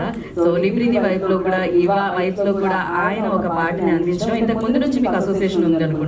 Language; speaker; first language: Telugu; native; Telugu